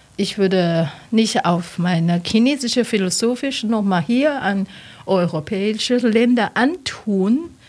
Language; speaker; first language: German; non-native, learner; Chinese